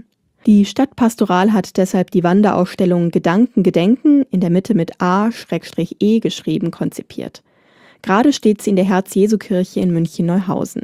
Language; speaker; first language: German; native; German